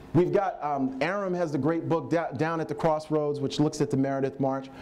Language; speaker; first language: English; native; English